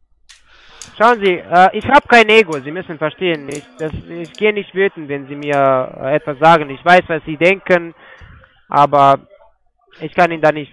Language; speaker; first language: German; non-native, fluent; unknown